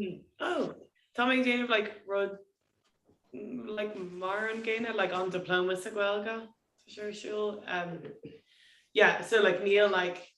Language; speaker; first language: Irish; non-native, local second language; English